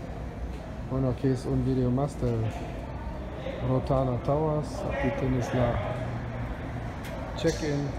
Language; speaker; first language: Spanish; non-native, fluent; German